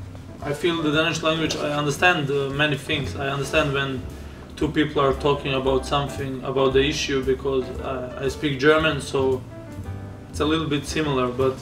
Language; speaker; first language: English; non-native, fluent; German